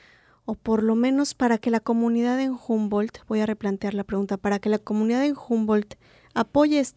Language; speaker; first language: Spanish; native; Spanish